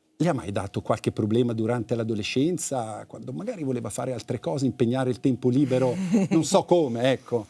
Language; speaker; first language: Italian; native; Italian